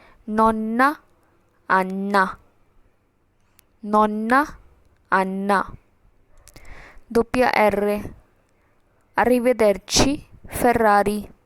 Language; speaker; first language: Italian; non-native, fluent; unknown